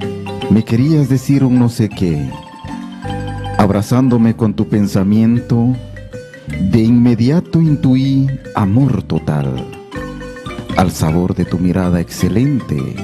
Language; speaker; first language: Spanish; native; Spanish